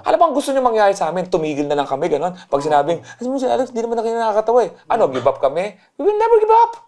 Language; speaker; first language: Filipino; native; Filipino